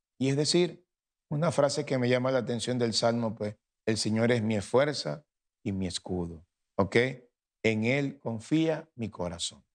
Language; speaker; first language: Spanish; native; Spanish